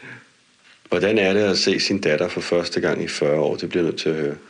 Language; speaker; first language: Danish; native; Danish